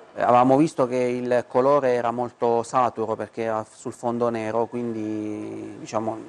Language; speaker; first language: Italian; native; Italian